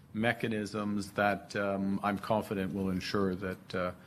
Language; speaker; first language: English; native; English